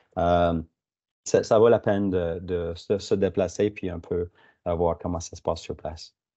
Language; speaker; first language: French; native; French